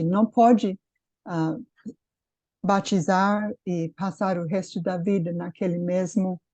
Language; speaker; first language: Portuguese; non-native, fluent; English